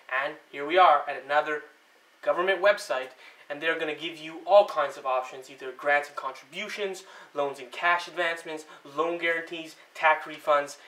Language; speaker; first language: English; native; English